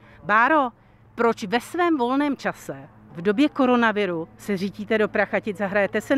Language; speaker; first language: Czech; native; Czech